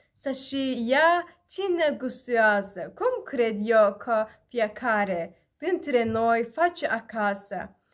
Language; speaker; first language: Romanian; non-native, learner; Azerbaijani